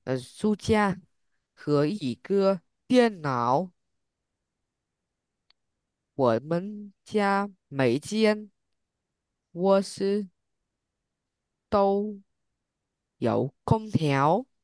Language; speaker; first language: Chinese; non-native, learner; Vietnamese